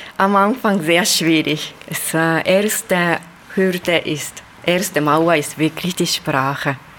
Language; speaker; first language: German; non-native, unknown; Japanese